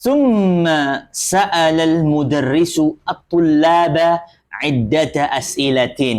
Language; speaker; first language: Arabic; non-native, fluent; Indonesian